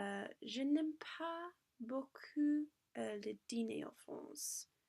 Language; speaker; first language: French; non-native, learner; English